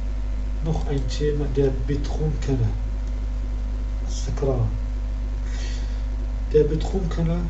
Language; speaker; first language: German; non-native, fluent; Arabic